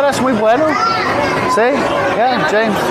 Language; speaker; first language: Spanish; non-native, learner; English